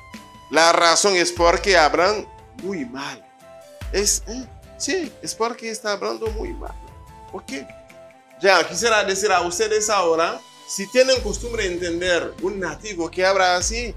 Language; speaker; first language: Spanish; non-native, fluent; Haitian Creole